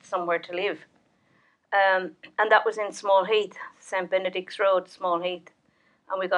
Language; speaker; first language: English; native; English